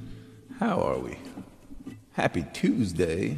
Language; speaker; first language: English; native; English